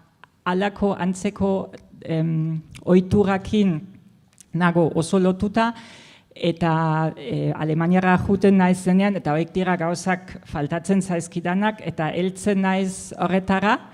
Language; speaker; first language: Basque; non-native, fluent; German